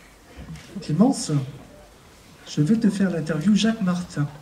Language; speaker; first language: French; native; French